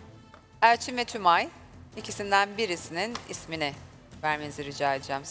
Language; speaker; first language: Turkish; native; Turkish